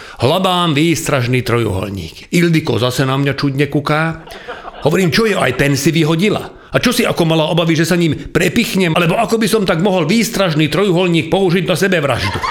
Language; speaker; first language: Slovak; non-native, local second language; Hungarian